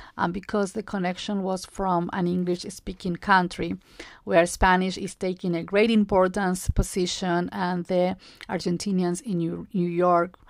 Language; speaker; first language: English; non-native, fluent; Spanish